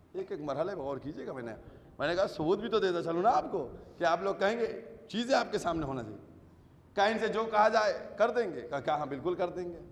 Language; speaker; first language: Urdu; native; Urdu